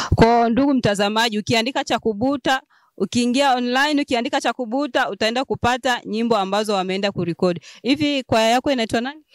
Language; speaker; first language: Swahili; native; Swahili